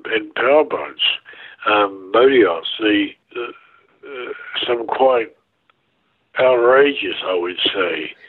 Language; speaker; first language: English; native; English